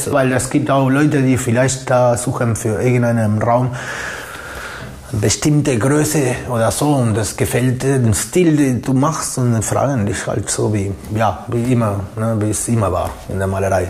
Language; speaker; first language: German; non-native, fluent; Spanish